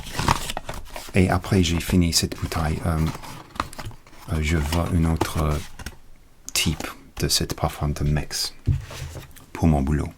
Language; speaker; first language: French; non-native, learner; English